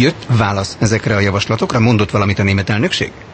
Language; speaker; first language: Hungarian; native; Hungarian